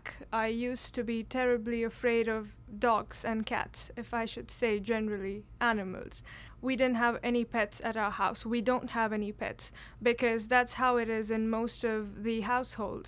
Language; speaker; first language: English; non-native, local second language; Kashmiri